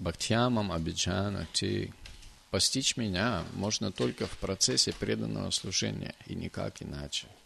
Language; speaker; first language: Russian; native; Russian